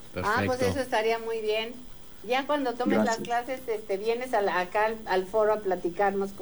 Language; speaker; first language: Spanish; native; Spanish